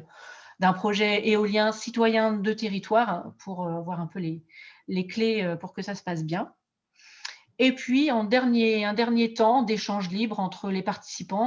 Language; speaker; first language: French; native; French